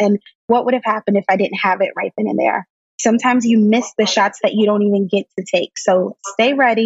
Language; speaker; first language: English; native; English